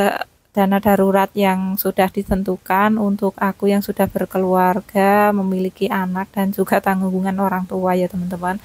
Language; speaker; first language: Indonesian; native; Indonesian